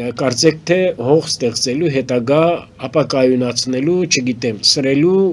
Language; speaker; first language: Armenian; native; Armenian